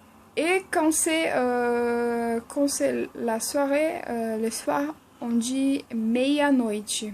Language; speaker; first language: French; non-native, fluent; Portuguese